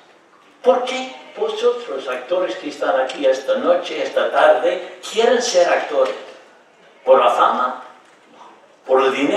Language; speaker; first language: Spanish; non-native, fluent; English